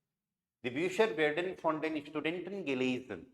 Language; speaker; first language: German; non-native, fluent; Hindi